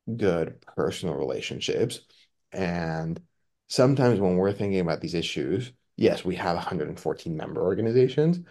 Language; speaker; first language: English; non-native, fluent; Spanish